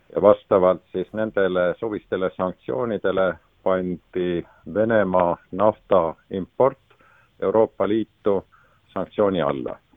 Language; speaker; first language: Estonian; native; Estonian